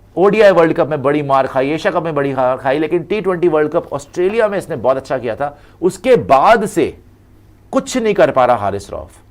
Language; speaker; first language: Hindi; native; Hindi